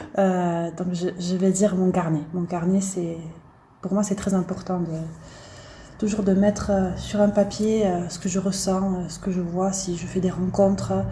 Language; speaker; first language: French; native; French